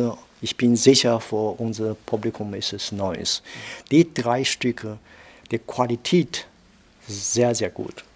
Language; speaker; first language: German; non-native, learner; Chinese